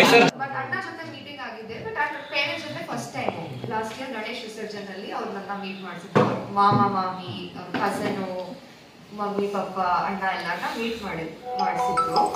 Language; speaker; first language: Kannada; non-native, local second language; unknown